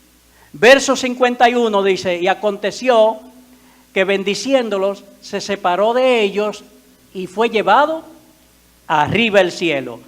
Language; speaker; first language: Spanish; native; Spanish